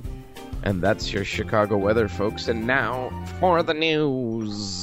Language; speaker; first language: English; native; English